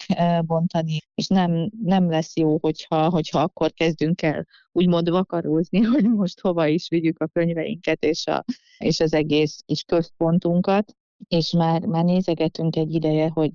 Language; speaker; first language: Hungarian; native; Hungarian